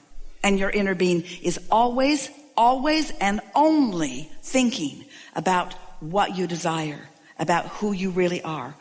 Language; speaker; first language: English; native; English